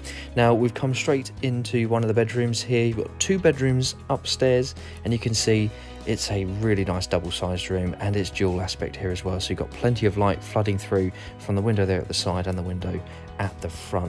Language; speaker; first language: English; native; English